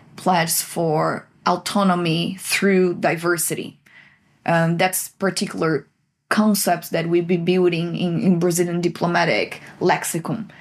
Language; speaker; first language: English; non-native, fluent; Portuguese